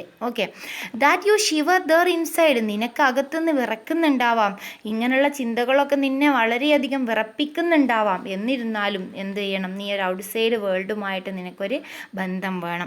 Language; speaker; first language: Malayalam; native; Malayalam